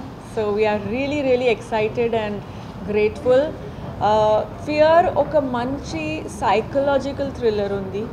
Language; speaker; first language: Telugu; non-native, fluent; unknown